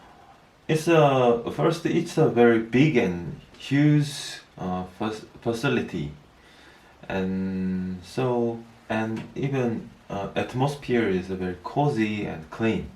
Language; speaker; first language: English; non-native, learner; Korean